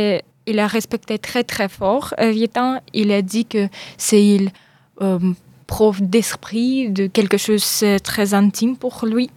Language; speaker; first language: French; non-native, learner; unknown